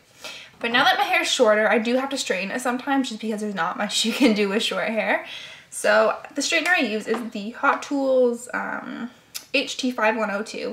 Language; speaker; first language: English; native; English